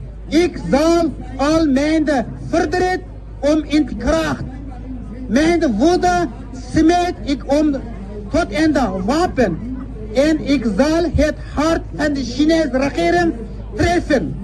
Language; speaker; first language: Dutch; non-native, fluent; Uyghur